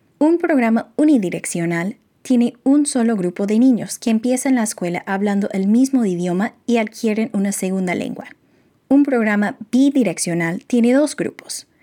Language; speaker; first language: Spanish; non-native, fluent; English